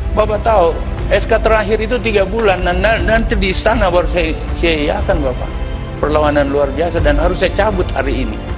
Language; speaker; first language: Indonesian; native; Indonesian